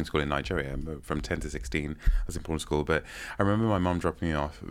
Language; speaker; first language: English; non-native, local second language; Yoruba